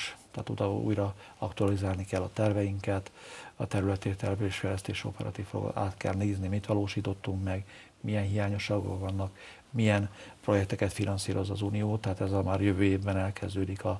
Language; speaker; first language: Hungarian; native; Hungarian